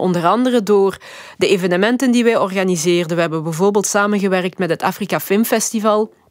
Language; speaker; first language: Dutch; early bilingual, other home language; Lingala